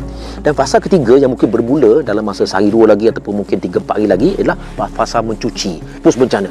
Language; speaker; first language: Malay; native; Malay